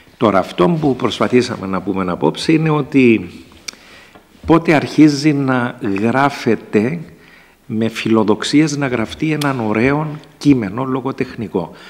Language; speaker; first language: Greek; native; Greek